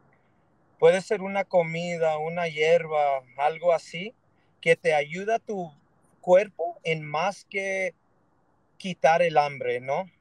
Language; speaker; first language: Spanish; early bilingual, heritage; Spanish